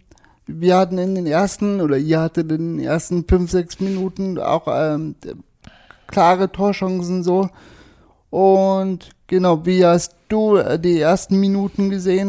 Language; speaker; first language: German; native; German